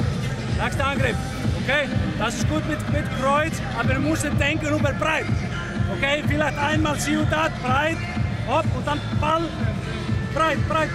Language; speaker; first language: German; non-native, learner; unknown